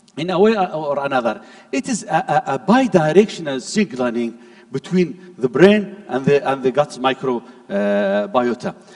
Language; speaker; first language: English; non-native, fluent; Arabic